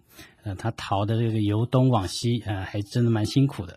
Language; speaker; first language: Chinese; native; Chinese